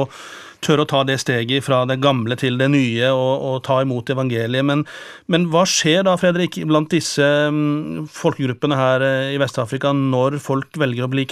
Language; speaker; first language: Norwegian; native; Norwegian